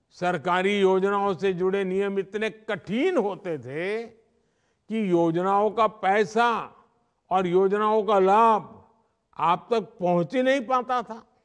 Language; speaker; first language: Hindi; non-native, local second language; Gujarati